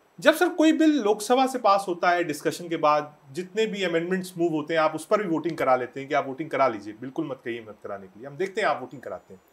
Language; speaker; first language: Hindi; native; Hindi